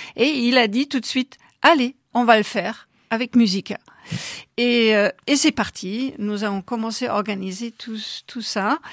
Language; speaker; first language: French; non-native, fluent; German